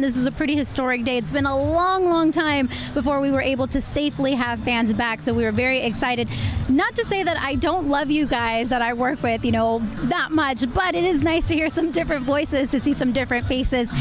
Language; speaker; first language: English; early bilingual, other home language; Spanish